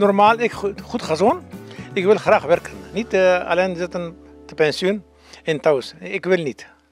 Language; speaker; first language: Dutch; non-native, learner; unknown